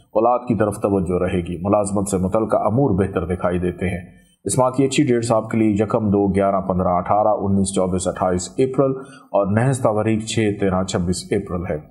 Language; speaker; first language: Urdu; native; Urdu